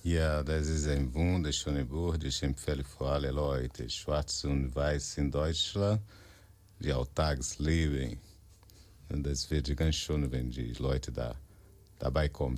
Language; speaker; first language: German; non-native, fluent; Portuguese